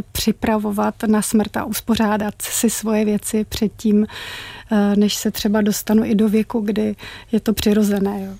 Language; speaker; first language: Czech; native; Czech